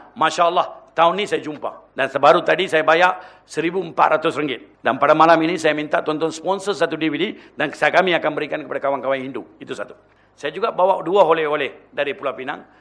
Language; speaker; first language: Malay; non-native, local second language; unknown